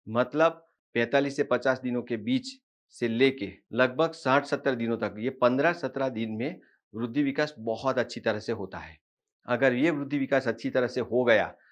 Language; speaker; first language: Hindi; non-native, local second language; Marathi